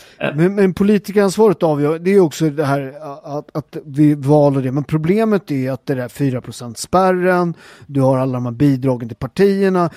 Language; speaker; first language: Swedish; early bilingual, other home language; Italian